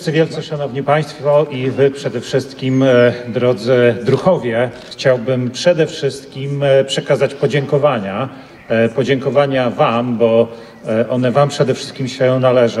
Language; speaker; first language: Polish; native; Polish